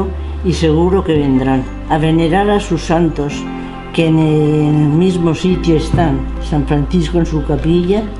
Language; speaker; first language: Spanish; non-native, local second language; Catalan